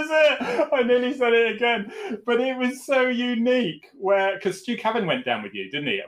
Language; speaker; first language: English; native; English